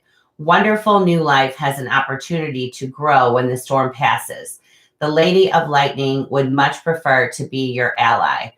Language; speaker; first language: English; native; English